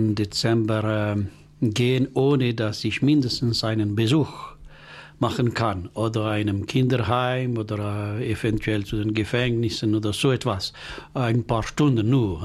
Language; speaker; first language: German; non-native, local second language; French